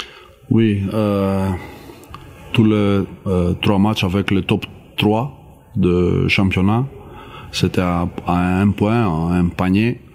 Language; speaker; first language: French; non-native, learner; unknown